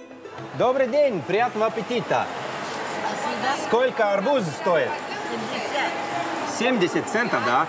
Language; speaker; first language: Russian; non-native, learner; Estonian